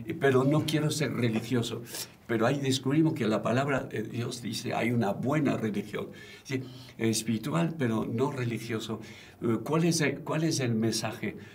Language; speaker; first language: Spanish; non-native, fluent; French